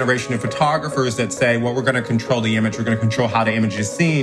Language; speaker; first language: English; native; English